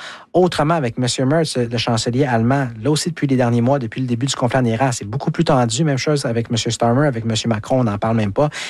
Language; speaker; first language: French; native; French